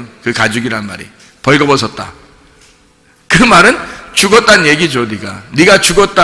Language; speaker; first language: Korean; native; Korean